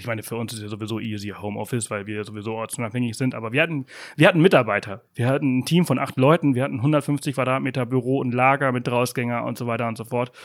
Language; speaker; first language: German; native; German